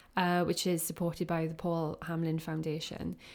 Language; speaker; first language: English; native; English